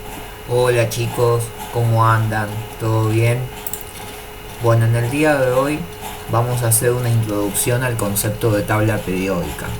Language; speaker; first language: Spanish; native; Spanish